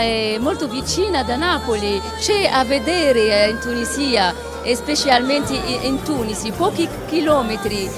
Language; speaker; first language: Italian; non-native, fluent; Arabic